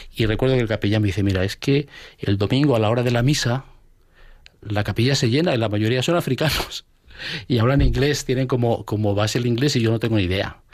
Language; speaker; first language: Spanish; native; Spanish